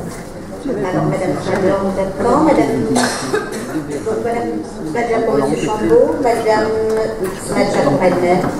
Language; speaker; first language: French; native; French